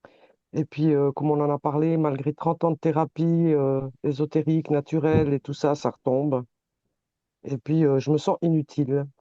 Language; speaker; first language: French; native; French